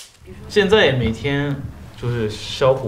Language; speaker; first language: Chinese; non-native, fluent; Japanese